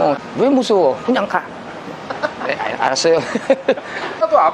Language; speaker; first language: Korean; non-native, learner; Filipino